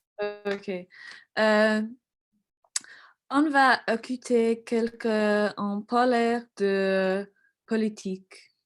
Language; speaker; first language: French; non-native, learner; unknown